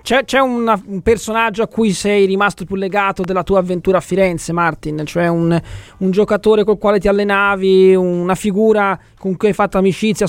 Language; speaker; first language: Italian; native; Italian